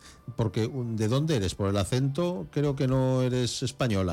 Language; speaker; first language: Spanish; native; Spanish